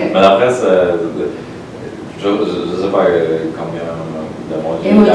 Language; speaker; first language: French; non-native, learner; Polish